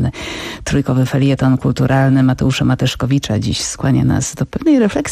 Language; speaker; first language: Polish; native; Polish